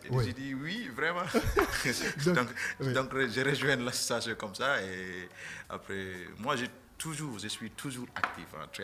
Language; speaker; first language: French; non-native, fluent; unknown